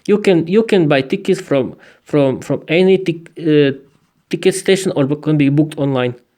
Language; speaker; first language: English; non-native, learner; Slovak